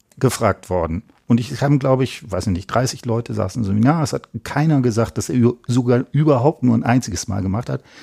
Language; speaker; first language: German; native; German